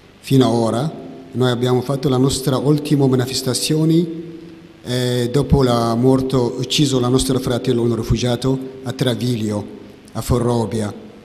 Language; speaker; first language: Italian; non-native, learner; Tigrinya